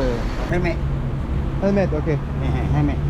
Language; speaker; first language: Chinese; non-native, learner; Korean